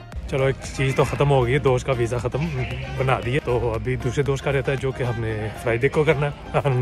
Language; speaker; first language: Urdu; early bilingual, heritage; Urdu